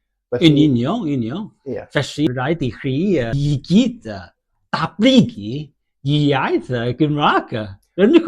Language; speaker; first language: Welsh; non-native, learner; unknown